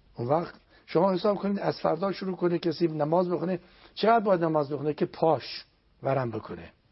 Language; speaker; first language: Persian; non-native, local second language; Azerbaijani